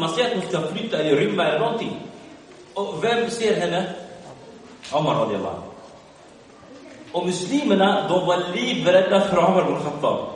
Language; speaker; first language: Swedish; early bilingual, other home language; Arabic